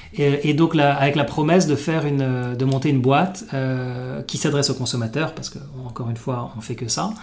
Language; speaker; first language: French; non-native, local second language; Arabic